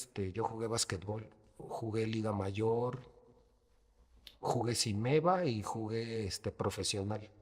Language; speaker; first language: Spanish; native; Spanish